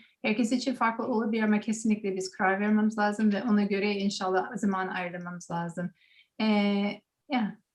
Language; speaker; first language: Turkish; non-native, learner; English